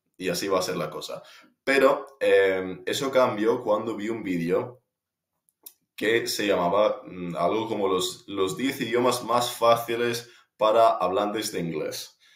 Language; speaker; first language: Spanish; non-native, fluent; English